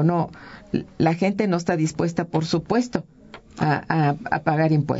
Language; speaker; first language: Spanish; native; Spanish